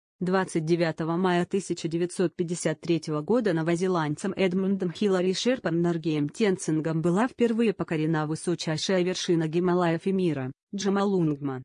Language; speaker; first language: Russian; native; Russian